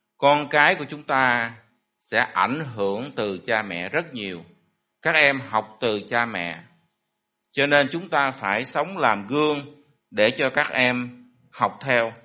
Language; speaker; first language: Vietnamese; native; Vietnamese